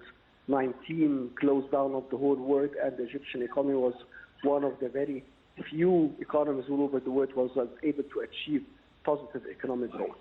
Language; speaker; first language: English; non-native, fluent; Arabic